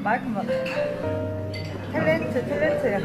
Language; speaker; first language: Korean; non-native, learner; Thai